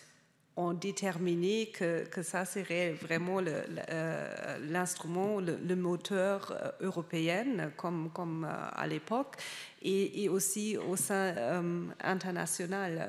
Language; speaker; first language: French; non-native, fluent; German